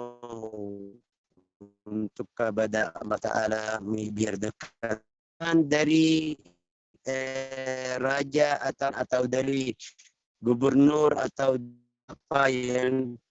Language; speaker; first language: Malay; non-native, fluent; Arabic